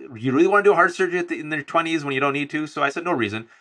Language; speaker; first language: English; native; English